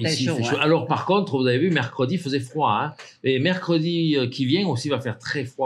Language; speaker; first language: French; native; French